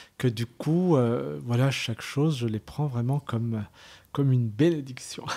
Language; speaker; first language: French; early bilingual, other home language; Arabic